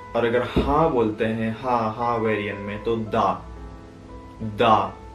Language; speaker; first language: Hindi; native; Hindi